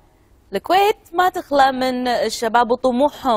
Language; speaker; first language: Arabic; native; Arabic